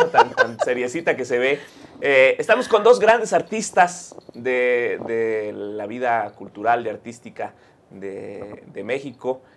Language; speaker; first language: Spanish; native; Spanish